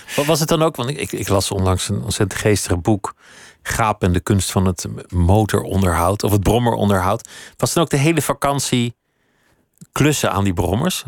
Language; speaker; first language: Dutch; native; Dutch